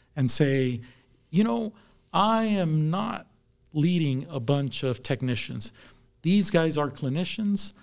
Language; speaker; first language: English; native; English